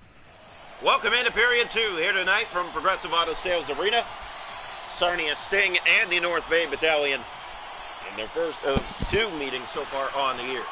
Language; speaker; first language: English; native; English